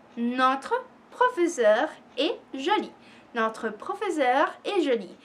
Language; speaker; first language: French; non-native, fluent; Spanish